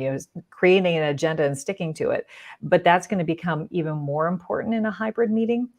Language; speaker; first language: English; native; English